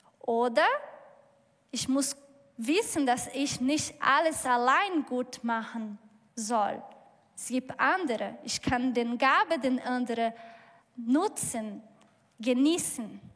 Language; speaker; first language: German; non-native, learner; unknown